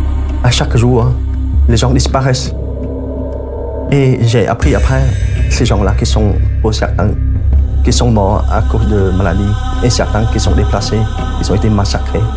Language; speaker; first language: French; non-native, fluent; Khmer